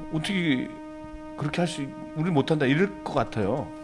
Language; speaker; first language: Korean; native; Korean